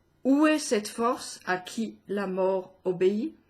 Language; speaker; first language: French; native; French